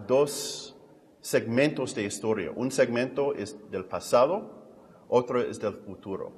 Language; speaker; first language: Spanish; non-native, fluent; English